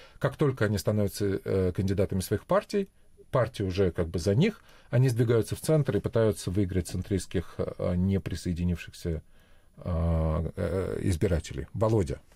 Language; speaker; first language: Russian; native; Russian